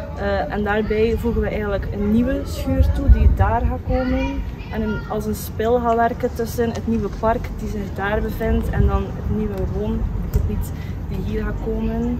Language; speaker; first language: Dutch; native; Dutch